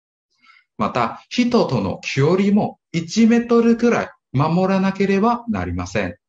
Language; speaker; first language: Japanese; non-native, learner; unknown